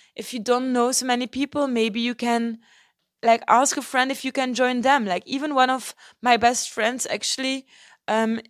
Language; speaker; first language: English; non-native, fluent; Dutch